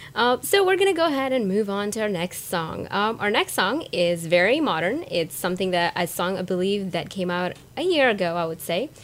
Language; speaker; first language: English; early bilingual, other home language; Persian